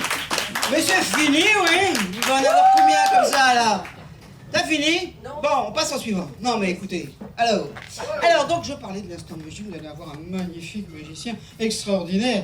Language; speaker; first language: French; native; French